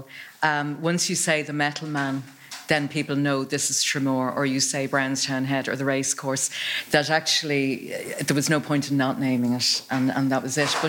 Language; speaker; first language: English; native; English